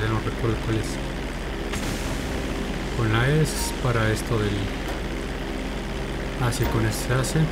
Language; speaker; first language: Spanish; native; Spanish